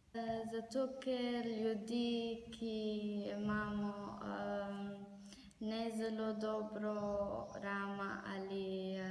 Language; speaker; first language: Slovenian; non-native, learner; Arabic